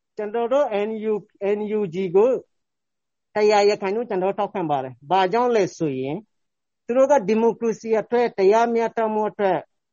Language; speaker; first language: Burmese; non-native, local second language; Rohingya